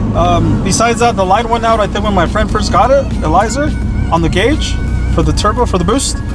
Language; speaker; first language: English; native; English